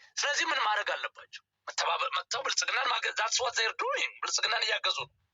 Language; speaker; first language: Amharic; native; Amharic